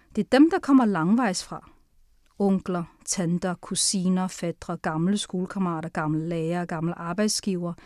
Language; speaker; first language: Danish; early bilingual, other home language; Chinese